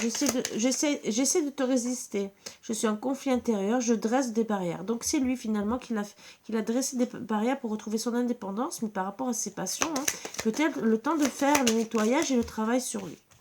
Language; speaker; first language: French; native; French